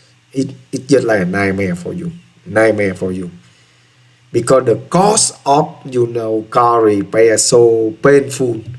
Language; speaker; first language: English; non-native, learner; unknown